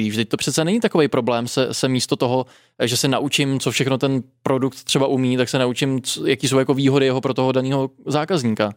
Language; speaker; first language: Czech; native; Czech